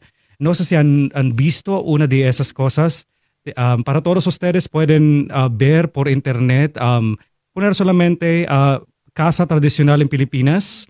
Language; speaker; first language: Spanish; non-native, fluent; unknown